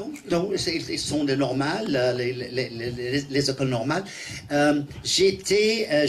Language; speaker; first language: French; non-native, learner; English